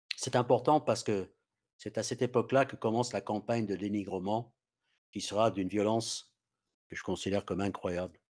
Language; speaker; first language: French; non-native, fluent; English